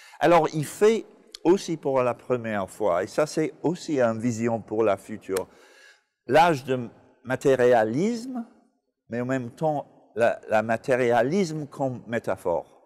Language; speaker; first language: French; non-native, fluent; English